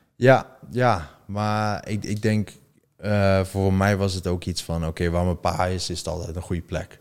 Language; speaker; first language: Dutch; early bilingual, heritage; Dutch